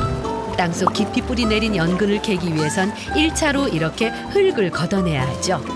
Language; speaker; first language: Korean; native; Korean